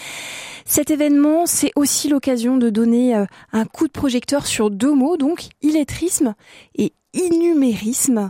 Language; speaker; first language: French; native; French